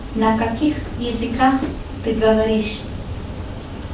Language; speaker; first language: Russian; non-native, fluent; German